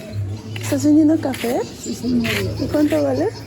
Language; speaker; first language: Spanish; non-native, learner; English